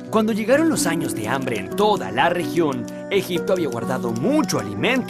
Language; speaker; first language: Spanish; native; Spanish